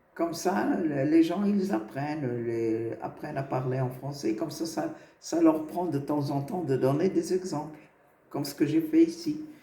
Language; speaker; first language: French; non-native, local second language; Arabic